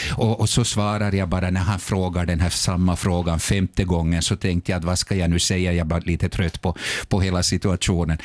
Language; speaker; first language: Swedish; native; Swedish